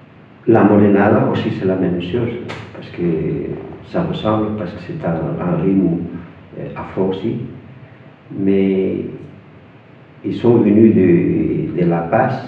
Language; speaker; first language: French; non-native, fluent; Spanish